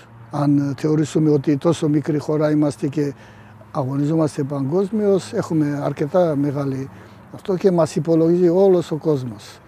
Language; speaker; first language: Greek; early bilingual, heritage; Greek